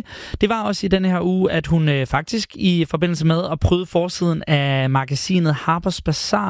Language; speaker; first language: Danish; native; Danish